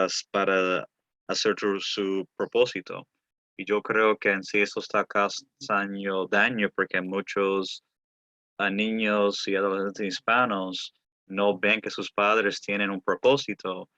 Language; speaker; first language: Spanish; early bilingual, heritage; Spanish